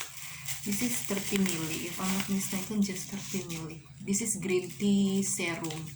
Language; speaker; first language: English; non-native, learner; Indonesian